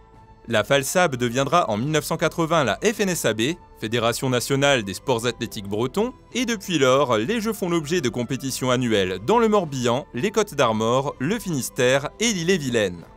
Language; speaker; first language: French; native; French